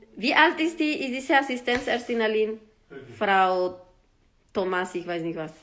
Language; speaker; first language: German; non-native, fluent; Spanish